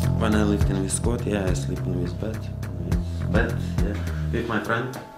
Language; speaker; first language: English; non-native, learner; Russian